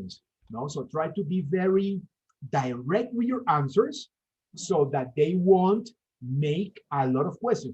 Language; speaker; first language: English; non-native, fluent; Spanish